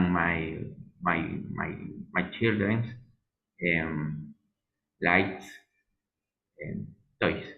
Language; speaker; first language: English; non-native, learner; Spanish